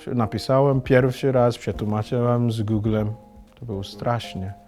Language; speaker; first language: Polish; non-native, fluent; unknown